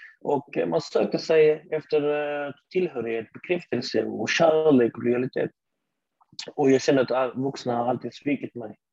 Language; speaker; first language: Swedish; early bilingual, other home language; Arabic